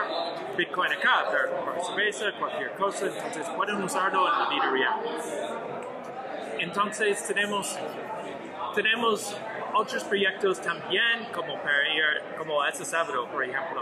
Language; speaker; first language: Spanish; non-native, learner; English